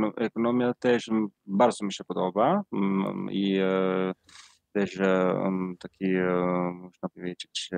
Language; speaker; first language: Polish; non-native, learner; Italian